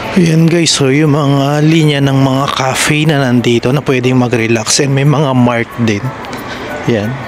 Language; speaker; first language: Filipino; native; Filipino